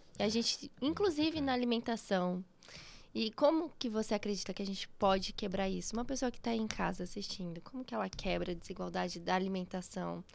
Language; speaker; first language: Portuguese; native; Portuguese